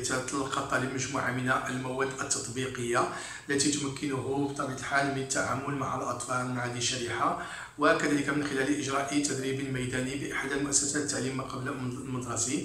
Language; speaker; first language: Arabic; native; Arabic